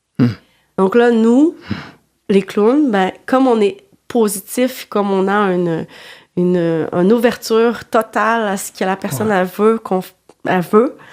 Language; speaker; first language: French; non-native, fluent; Portuguese